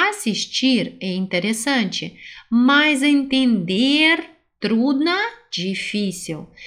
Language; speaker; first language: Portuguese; non-native, fluent; Russian